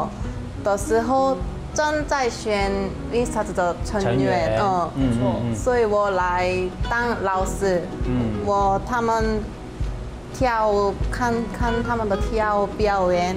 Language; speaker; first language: Chinese; non-native, learner; Korean